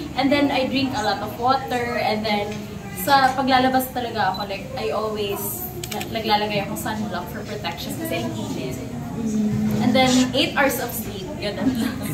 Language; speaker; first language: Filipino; non-native, local second language; Cebuano